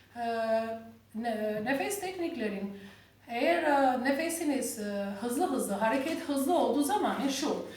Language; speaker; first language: Turkish; non-native, fluent; Albanian